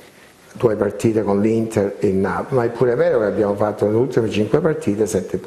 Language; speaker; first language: Italian; early bilingual, heritage; Italian